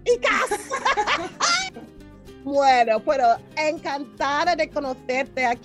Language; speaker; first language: Spanish; non-native, learner; English